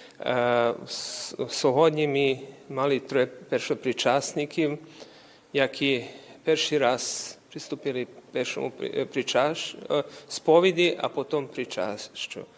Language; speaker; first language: Ukrainian; early bilingual, heritage; Ukrainian